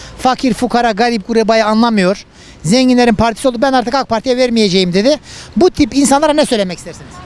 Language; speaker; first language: Turkish; native; Turkish